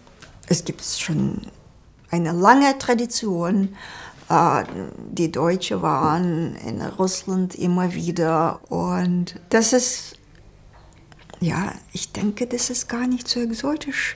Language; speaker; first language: German; non-native, fluent; Russian